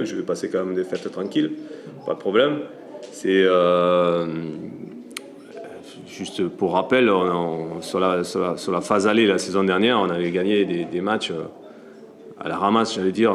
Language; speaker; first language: French; native; French